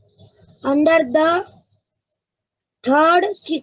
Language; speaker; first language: English; non-native, learner; Hindi